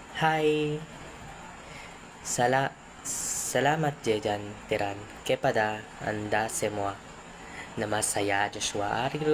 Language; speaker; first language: Indonesian; non-native, learner; Filipino